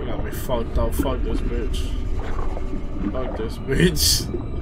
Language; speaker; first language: English; early bilingual, other home language; Spanish